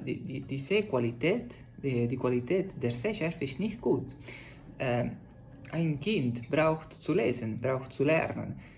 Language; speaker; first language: German; non-native, fluent; Italian